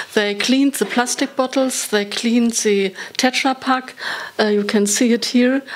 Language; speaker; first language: English; non-native, fluent; German